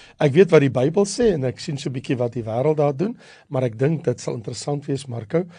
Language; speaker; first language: Afrikaans; native; Afrikaans